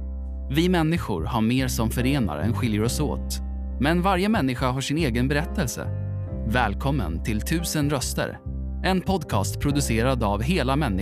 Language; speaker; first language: Swedish; native; Swedish